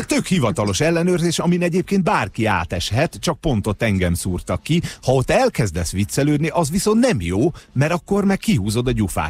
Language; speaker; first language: Hungarian; native; Hungarian